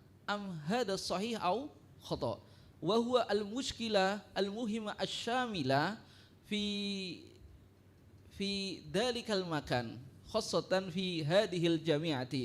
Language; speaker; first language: Arabic; non-native, fluent; Indonesian